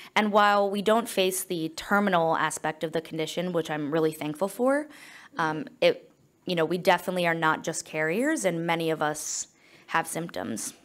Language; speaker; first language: English; native; English